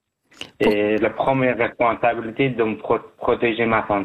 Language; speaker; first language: French; non-native, fluent; Persian